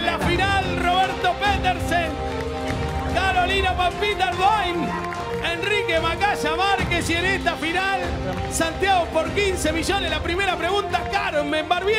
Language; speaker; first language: Spanish; native; Spanish